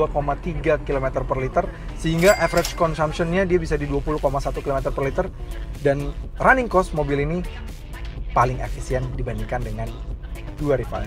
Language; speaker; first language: Indonesian; native; Indonesian